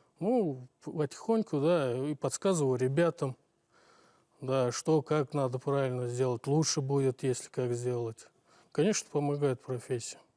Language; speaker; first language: Russian; native; Russian